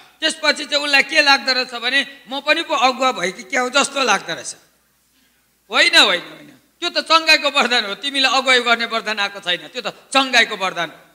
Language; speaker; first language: Nepali; native; Nepali